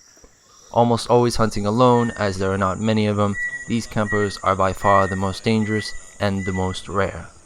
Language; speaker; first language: English; native; English